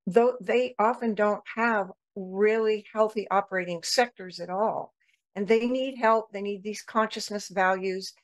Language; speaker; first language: English; native; English